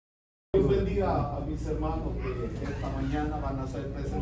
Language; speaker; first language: Spanish; native; Spanish